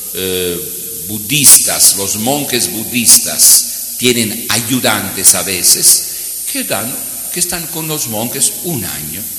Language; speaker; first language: Spanish; non-native, fluent; Italian